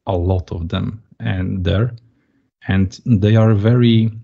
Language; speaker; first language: English; non-native, fluent; Polish